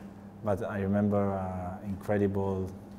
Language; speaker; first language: English; non-native, learner; Italian